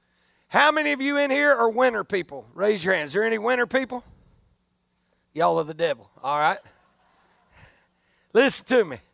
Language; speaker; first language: English; native; English